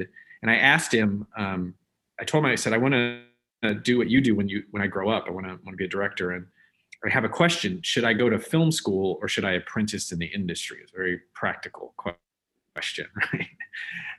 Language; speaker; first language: English; native; English